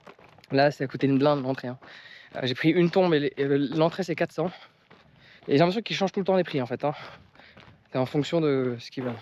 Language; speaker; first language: French; native; French